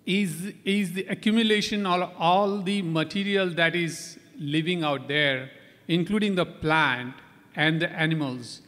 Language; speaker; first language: English; non-native, local second language; Konkani